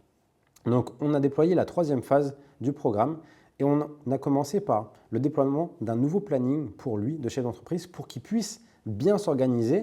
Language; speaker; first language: French; native; French